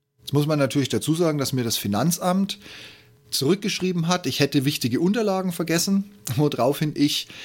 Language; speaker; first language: German; native; German